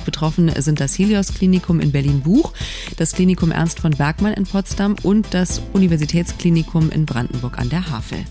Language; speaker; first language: German; native; German